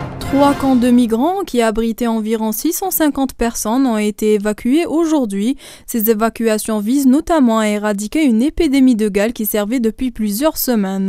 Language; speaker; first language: French; non-native, local second language; Arabic